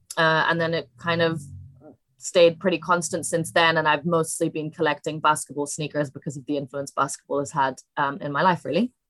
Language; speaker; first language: English; non-native, fluent; Italian